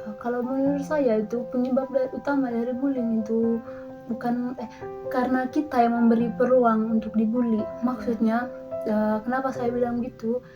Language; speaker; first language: Indonesian; non-native, local second language; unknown